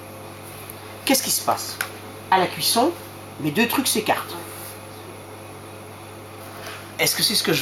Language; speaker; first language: French; native; French